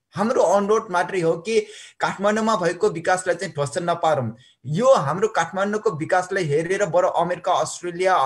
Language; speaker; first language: Nepali; non-native, local second language; Newari